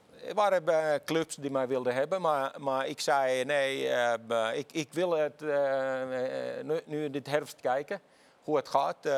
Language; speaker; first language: Dutch; non-native, fluent; Finnish